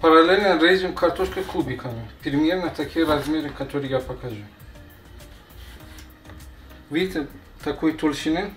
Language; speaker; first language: Russian; non-native, learner; Persian